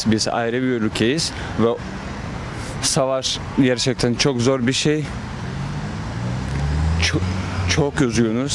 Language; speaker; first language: Turkish; non-native, learner; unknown